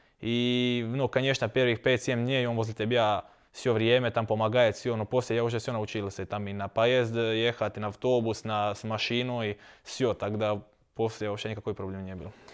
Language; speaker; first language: Russian; non-native, learner; Croatian